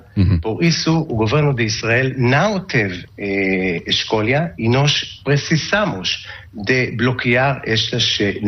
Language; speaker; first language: Portuguese; non-native, learner; Hebrew